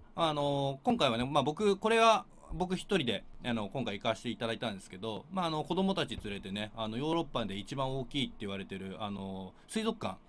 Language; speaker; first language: Japanese; native; Japanese